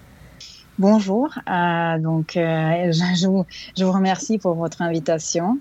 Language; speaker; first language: French; non-native, fluent; Serbian